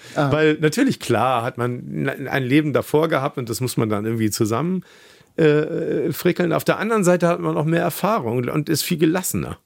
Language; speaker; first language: German; native; German